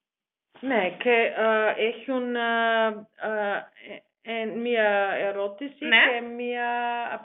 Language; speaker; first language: Greek; non-native, learner; German